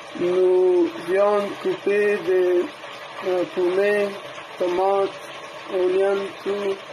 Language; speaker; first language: French; non-native, learner; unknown